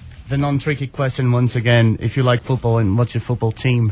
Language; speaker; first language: English; non-native, fluent; Portuguese